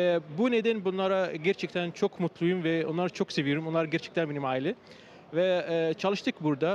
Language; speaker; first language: Turkish; non-native, learner; Arabic